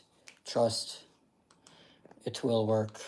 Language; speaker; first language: English; native; English